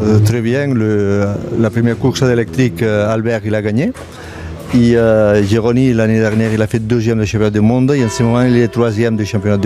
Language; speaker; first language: French; non-native, fluent; Spanish